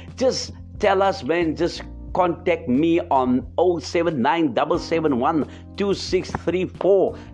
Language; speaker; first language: English; non-native, local second language; Afrikaans